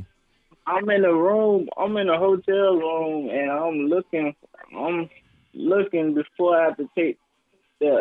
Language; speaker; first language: English; native; English